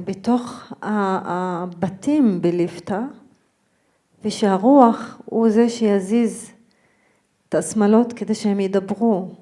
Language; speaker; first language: Hebrew; non-native, local second language; Arabic